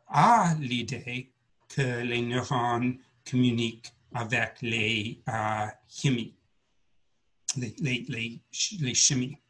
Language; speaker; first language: French; non-native, learner; English